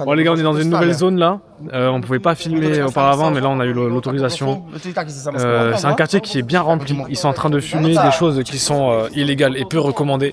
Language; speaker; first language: French; native; French